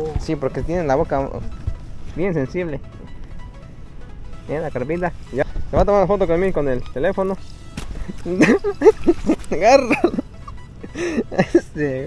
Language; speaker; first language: Spanish; native; Spanish